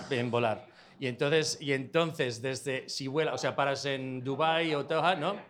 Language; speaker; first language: Spanish; native; Spanish